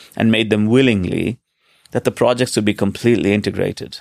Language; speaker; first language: English; non-native, local second language; Hindi